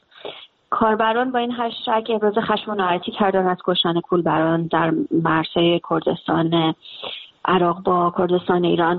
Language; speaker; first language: Persian; native; Persian